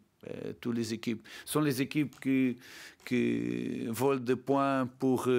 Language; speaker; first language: French; non-native, learner; Portuguese